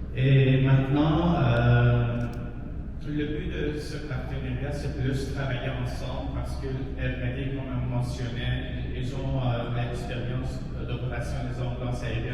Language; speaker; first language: French; non-native, fluent; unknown